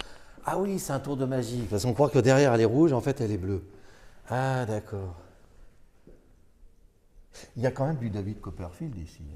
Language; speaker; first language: French; native; French